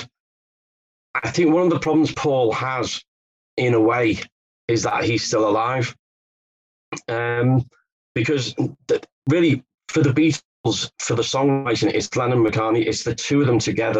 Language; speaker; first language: English; native; English